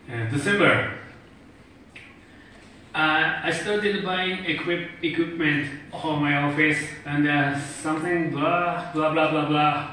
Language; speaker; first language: English; non-native, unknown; Japanese